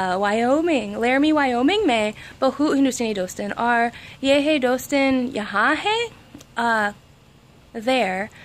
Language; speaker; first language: Hindi; non-native, learner; English